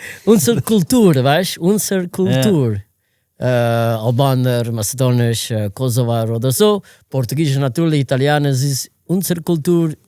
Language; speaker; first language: German; non-native, learner; Portuguese